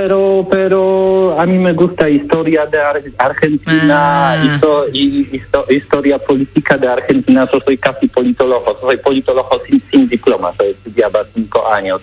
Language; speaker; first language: Spanish; non-native, learner; Polish